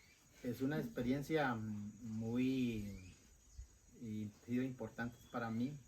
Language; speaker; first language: Spanish; non-native, local second language; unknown